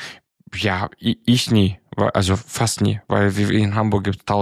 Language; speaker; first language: German; non-native, fluent; Romanian